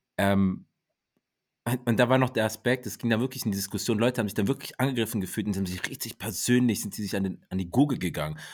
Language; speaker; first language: German; native; German